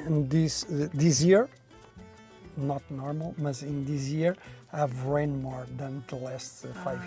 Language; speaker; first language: English; non-native, learner; Portuguese